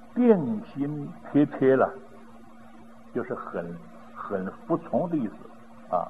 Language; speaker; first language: Chinese; native; Chinese